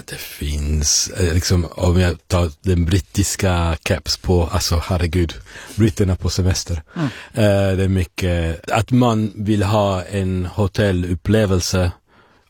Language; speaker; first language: Swedish; non-native, fluent; Italian